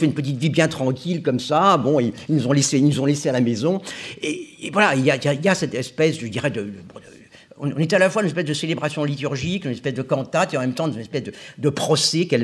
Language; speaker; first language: French; native; French